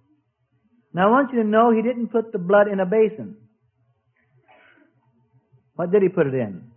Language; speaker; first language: English; native; English